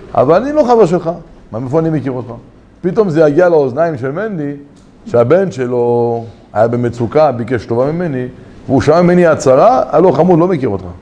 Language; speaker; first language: Hebrew; native; Hebrew